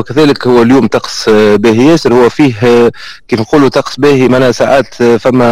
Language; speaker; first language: Arabic; native; Arabic